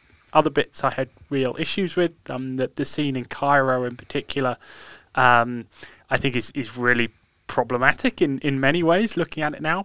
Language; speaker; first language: English; native; English